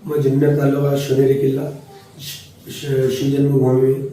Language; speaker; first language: Hindi; non-native, local second language; Marathi